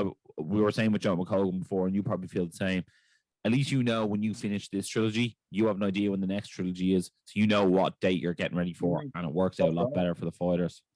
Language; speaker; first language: English; native; English